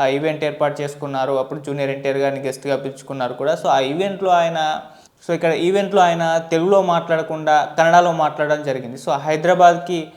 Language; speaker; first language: Telugu; native; Telugu